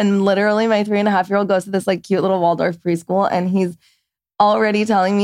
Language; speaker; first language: English; early bilingual, other home language; Persian